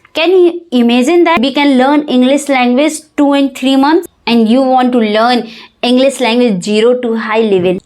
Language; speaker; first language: English; non-native, learner; Hindi